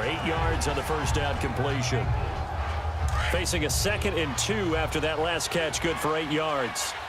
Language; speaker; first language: English; native; English